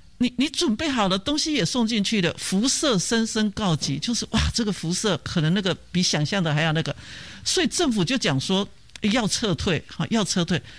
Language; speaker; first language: Chinese; native; Chinese